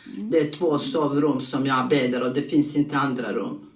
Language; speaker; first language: Swedish; non-native, learner; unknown